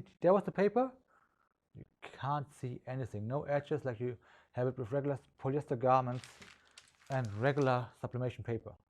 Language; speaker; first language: English; non-native, fluent; German